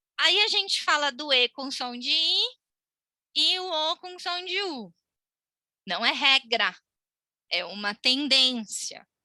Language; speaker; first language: Portuguese; native; Portuguese